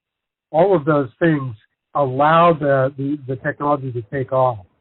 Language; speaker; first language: English; native; English